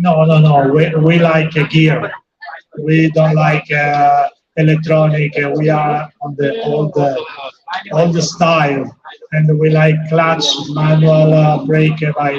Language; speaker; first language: English; non-native, fluent; Italian